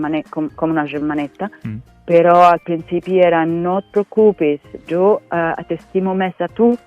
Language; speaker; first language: Catalan; non-native, fluent; Italian